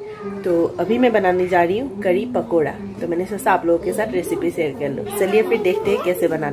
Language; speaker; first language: Hindi; native; Hindi